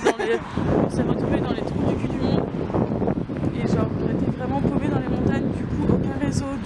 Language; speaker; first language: French; native; French